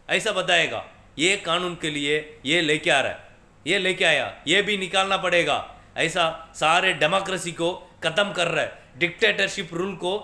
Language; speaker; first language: Hindi; non-native, local second language; Tamil